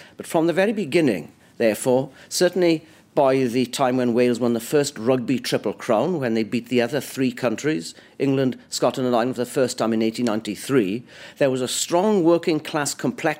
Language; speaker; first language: English; native; English